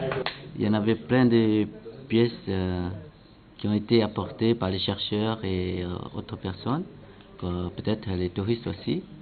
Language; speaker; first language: French; non-native, local second language; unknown